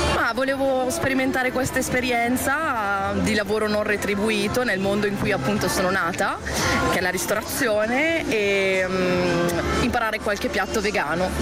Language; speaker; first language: Italian; non-native, fluent; Portuguese